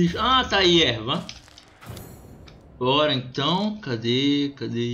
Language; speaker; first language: Portuguese; native; Portuguese